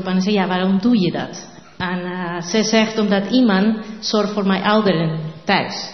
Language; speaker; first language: Dutch; non-native, learner; Spanish